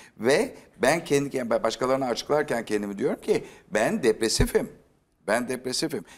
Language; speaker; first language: Turkish; native; Turkish